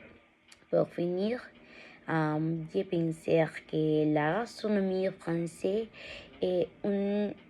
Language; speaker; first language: French; non-native, learner; Spanish